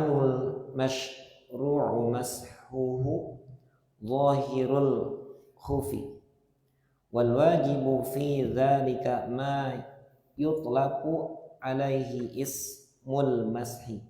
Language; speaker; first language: Arabic; non-native, learner; Indonesian